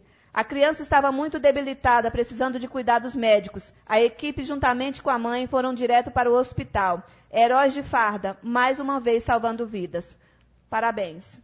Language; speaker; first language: Portuguese; native; Portuguese